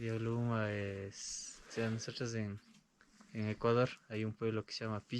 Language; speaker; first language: Spanish; non-native, local second language; Quechua